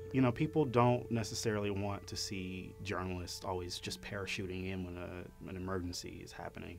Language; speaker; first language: English; native; English